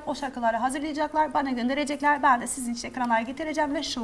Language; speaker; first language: Turkish; non-native, fluent; Albanian